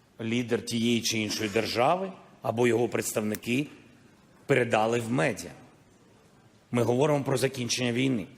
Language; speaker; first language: Ukrainian; non-native, local second language; Russian